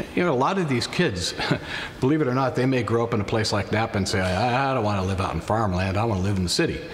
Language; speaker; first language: English; native; English